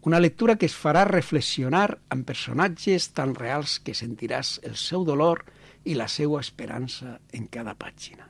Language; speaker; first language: Catalan; non-native, local second language; Spanish